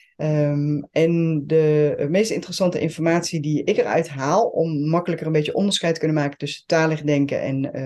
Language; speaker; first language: Dutch; non-native, fluent; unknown